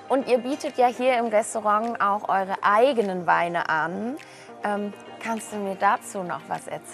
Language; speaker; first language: German; native; German